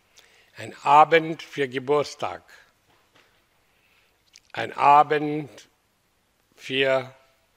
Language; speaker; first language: German; non-native, learner; Hindi